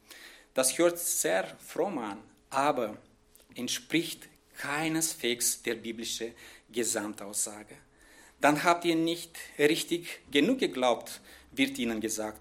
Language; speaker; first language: German; non-native, fluent; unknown